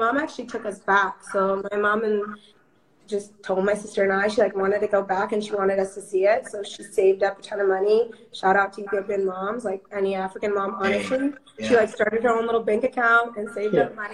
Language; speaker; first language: English; early bilingual, other home language; Amharic